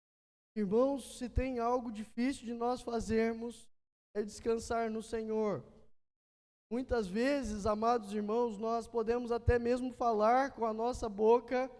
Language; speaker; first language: Portuguese; native; Portuguese